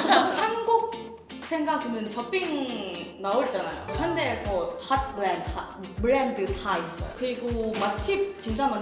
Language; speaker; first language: Korean; non-native, learner; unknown